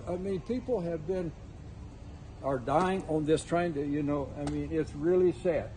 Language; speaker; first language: English; native; English